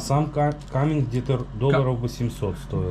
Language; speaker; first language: Russian; native; Russian